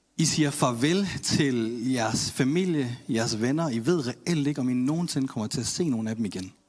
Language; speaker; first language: Danish; early bilingual, other home language; Tamil